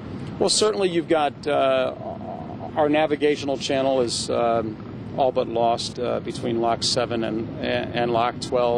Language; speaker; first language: English; native; English